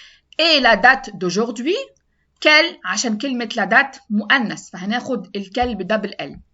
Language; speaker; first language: French; non-native, learner; Arabic